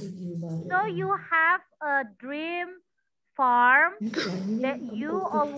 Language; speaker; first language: English; non-native, learner; Indonesian